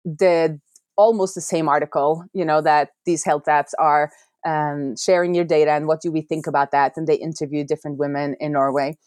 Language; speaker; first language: English; non-native, fluent; Norwegian